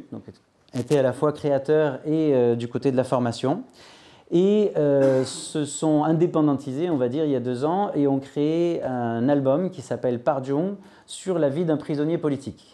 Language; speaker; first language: French; native; French